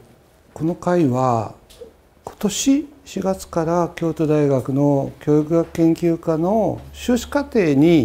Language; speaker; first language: Japanese; native; Japanese